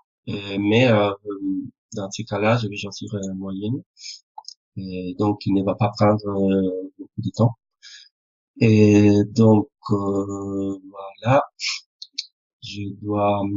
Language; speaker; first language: French; non-native, fluent; Spanish